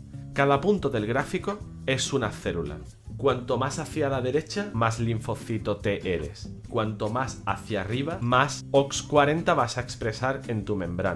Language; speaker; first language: Spanish; native; Spanish